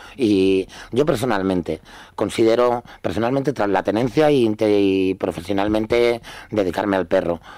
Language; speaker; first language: Spanish; native; Spanish